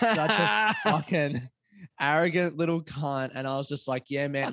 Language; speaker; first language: English; native; English